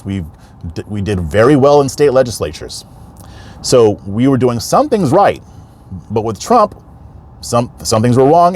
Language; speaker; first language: English; native; English